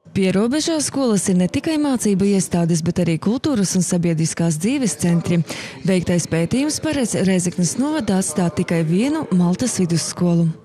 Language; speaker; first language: Latvian; native; Latvian